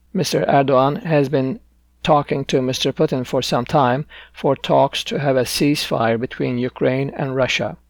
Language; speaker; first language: English; non-native, fluent; Turkish